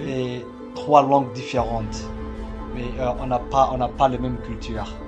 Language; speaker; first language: French; non-native, local second language; Somali